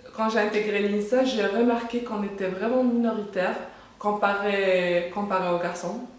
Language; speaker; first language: French; non-native, local second language; Arabic